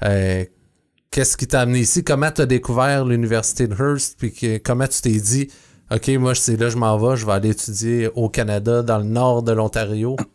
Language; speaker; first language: French; native; French